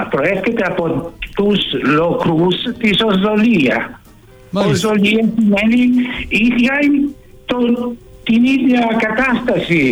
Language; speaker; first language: Greek; non-native, fluent; Italian